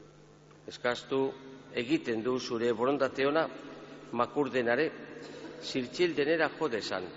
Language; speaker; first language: Basque; native; Basque